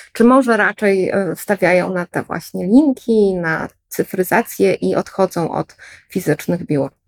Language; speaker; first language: Polish; native; Polish